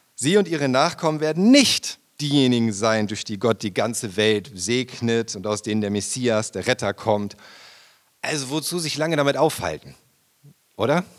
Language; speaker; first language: German; native; German